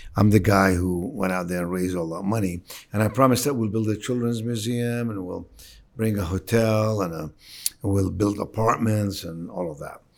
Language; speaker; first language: English; non-native, fluent; Arabic